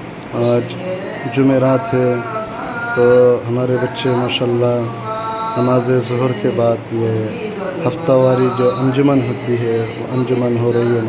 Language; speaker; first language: Hindi; non-native, local second language; Bangla